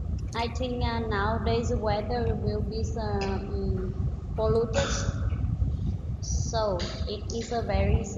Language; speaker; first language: English; non-native, learner; Vietnamese